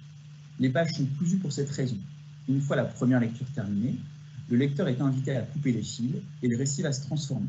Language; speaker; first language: French; native; French